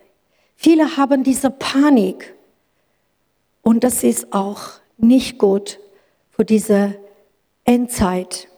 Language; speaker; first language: German; non-native, learner; Kurdish